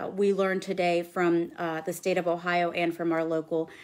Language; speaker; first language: English; early bilingual, other home language; Spanish